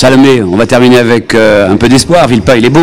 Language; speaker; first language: French; native; French